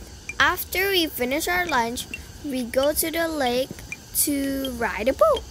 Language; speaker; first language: English; non-native, fluent; Indonesian